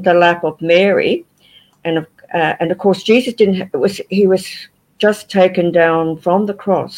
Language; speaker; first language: English; native; English